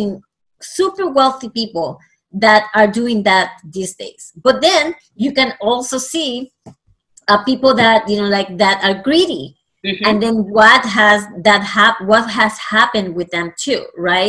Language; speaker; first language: English; non-native, fluent; Spanish